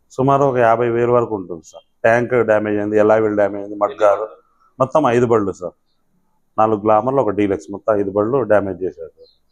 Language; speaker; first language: Telugu; native; Telugu